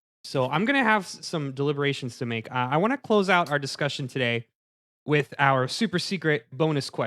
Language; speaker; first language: English; native; English